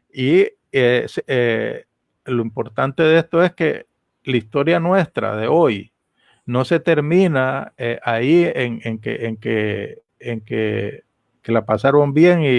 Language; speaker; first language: Spanish; native; Spanish